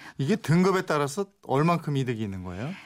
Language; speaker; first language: Korean; native; Korean